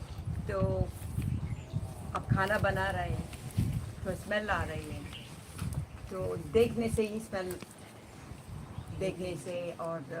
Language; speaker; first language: Hindi; non-native, local second language; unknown